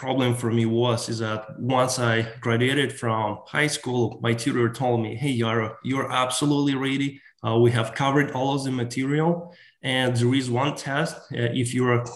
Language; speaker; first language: English; non-native, fluent; Ukrainian